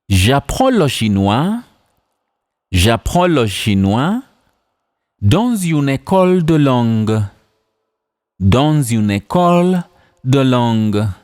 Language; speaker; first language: French; non-native, fluent; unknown